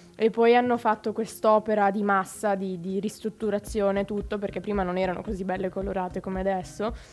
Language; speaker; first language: Italian; native; Italian